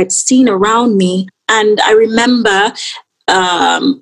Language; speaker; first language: English; non-native, local second language; Yoruba